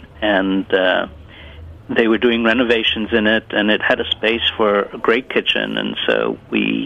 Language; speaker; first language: English; early bilingual, other home language; Italian